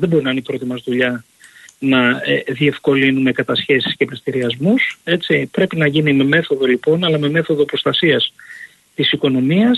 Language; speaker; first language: Greek; native; Greek